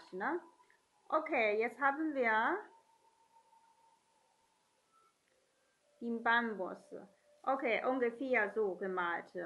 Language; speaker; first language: German; non-native, learner; Chinese